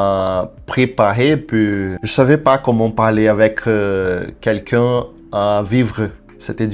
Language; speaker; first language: French; non-native, learner; Portuguese